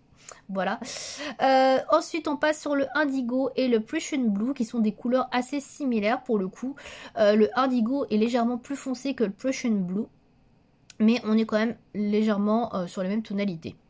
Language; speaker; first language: French; native; French